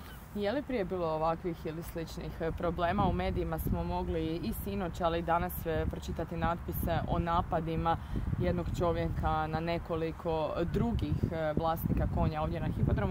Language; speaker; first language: Croatian; native; Croatian